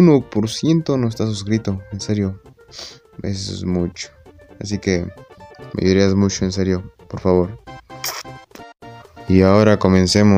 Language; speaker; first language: Spanish; native; Spanish